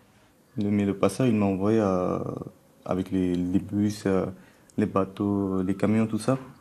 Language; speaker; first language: French; non-native, fluent; Bangla